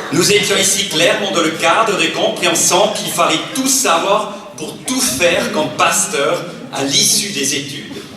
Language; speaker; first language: French; non-native, fluent; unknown